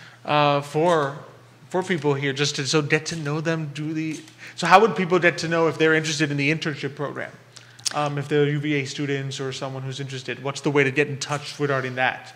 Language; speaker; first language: English; native; English